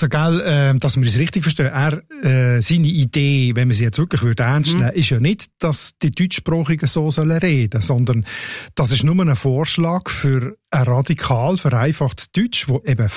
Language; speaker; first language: German; native; German